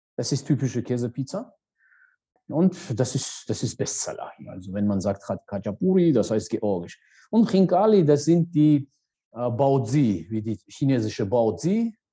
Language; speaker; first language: German; non-native, fluent; Georgian